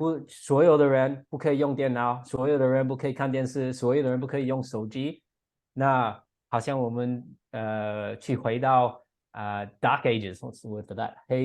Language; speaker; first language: Chinese; non-native, fluent; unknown